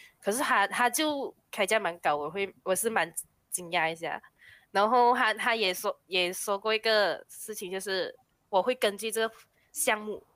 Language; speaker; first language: Chinese; native; Chinese